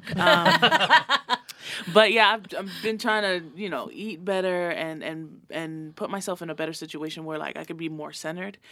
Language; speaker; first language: English; non-native, fluent; Samoan